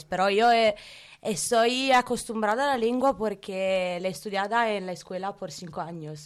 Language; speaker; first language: Spanish; non-native, learner; Italian